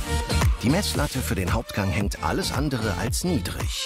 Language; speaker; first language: German; native; German